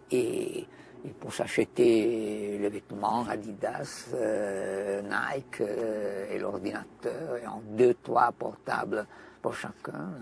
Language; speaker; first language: French; non-native, fluent; Italian